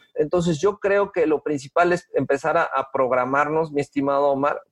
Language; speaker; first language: Spanish; native; Spanish